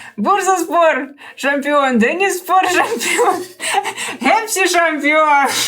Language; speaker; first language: Turkish; non-native, learner; Russian